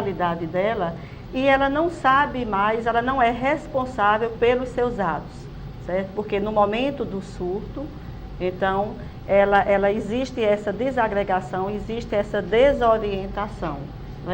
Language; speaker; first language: Portuguese; native; Portuguese